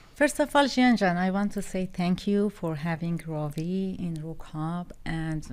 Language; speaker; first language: English; non-native, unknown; Persian